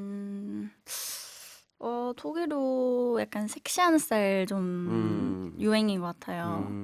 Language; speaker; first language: Korean; non-native, fluent; German